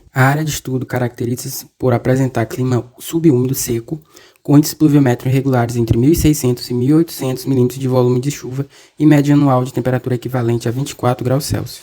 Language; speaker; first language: Portuguese; native; Portuguese